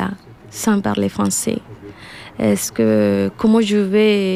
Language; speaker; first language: French; non-native, learner; Spanish